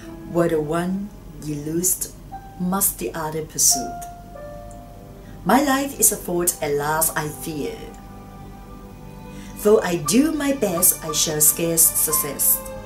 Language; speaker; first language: English; non-native, local second language; Cantonese